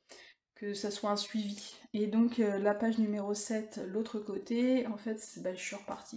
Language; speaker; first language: French; native; French